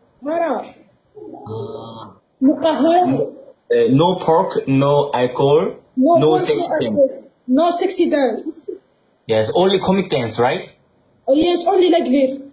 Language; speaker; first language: English; non-native, learner; Arabic